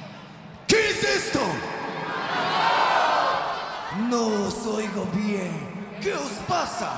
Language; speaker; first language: Spanish; non-native, fluent; Japanese